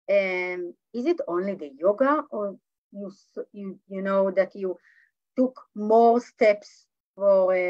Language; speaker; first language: English; non-native, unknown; Hebrew